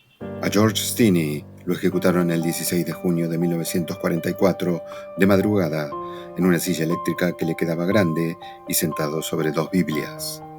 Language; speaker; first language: Spanish; native; Spanish